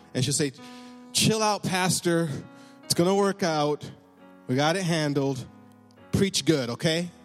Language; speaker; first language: English; native; English